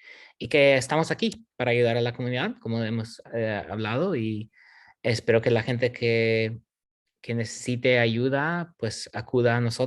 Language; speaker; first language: Spanish; non-native, fluent; English